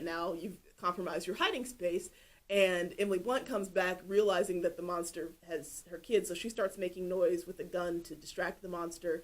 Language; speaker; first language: English; native; English